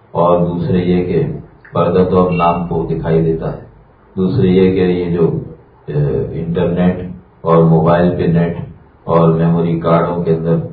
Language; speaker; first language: Urdu; native; Urdu